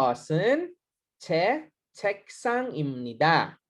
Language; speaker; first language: Korean; non-native, learner; Hiligaynon